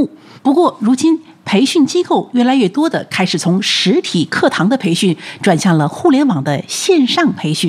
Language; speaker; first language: Chinese; native; Chinese